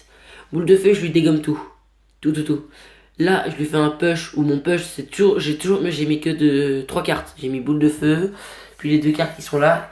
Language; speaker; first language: French; native; French